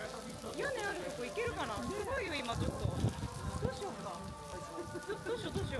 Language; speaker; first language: Japanese; native; Japanese